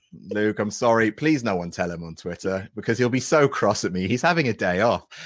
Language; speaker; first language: English; native; English